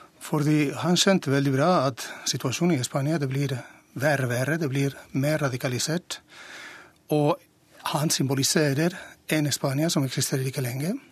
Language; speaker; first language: Norwegian; non-native, fluent; Spanish